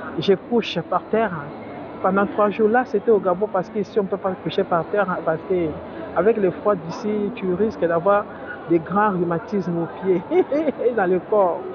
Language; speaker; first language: French; non-native, local second language; Lingala